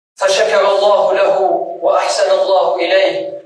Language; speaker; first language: Arabic; non-native, fluent; French